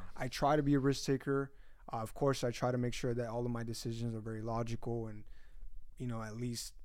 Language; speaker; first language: English; early bilingual, other home language; Spanish